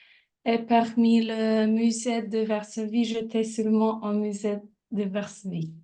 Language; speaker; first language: French; non-native, learner; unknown